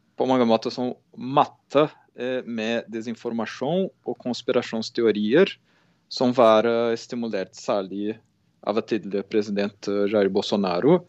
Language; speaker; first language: Norwegian; non-native, fluent; Portuguese